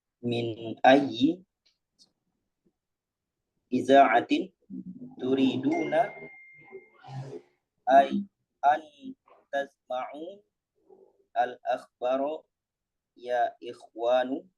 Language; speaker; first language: Arabic; non-native, learner; Indonesian